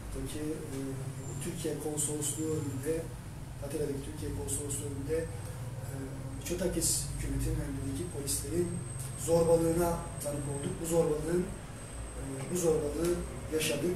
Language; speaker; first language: Turkish; native; Turkish